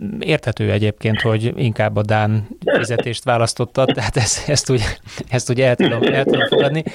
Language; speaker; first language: Hungarian; native; Hungarian